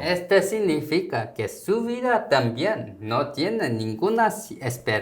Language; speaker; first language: Spanish; non-native, fluent; Korean